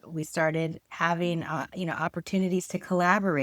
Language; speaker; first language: English; native; English